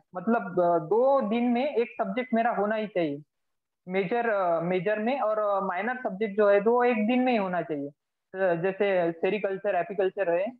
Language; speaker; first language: Hindi; non-native, local second language; Marathi